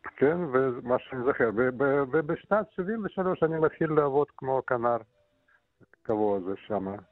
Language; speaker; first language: Hebrew; non-native, fluent; Russian